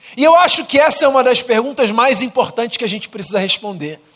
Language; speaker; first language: Portuguese; native; Portuguese